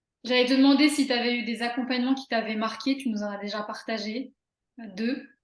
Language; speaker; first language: French; native; French